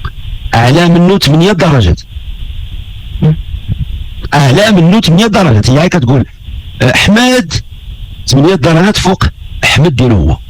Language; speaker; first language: Arabic; native; Arabic